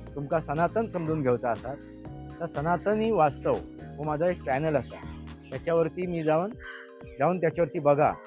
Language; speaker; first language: Marathi; non-native, local second language; Konkani